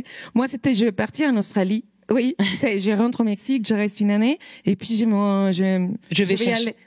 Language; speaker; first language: French; non-native, fluent; Spanish